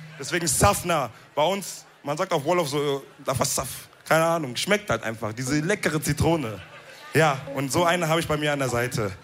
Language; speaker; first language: German; early bilingual, other home language; Wolof